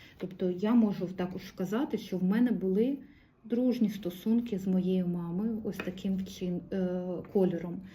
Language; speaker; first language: Ukrainian; non-native, local second language; Russian